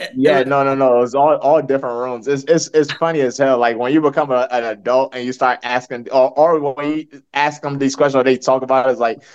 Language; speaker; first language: English; early bilingual, other home language; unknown